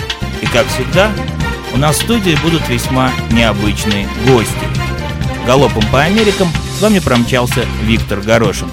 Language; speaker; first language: Russian; native; Russian